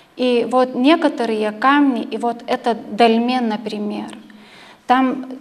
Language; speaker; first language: Russian; non-native, fluent; Lithuanian